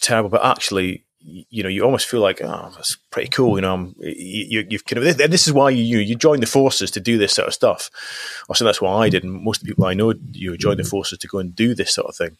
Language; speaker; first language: English; native; English